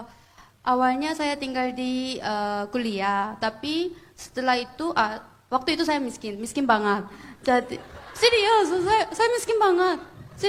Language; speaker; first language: Indonesian; non-native, fluent; Korean